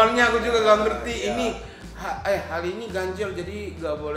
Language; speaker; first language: Indonesian; non-native, fluent; Japanese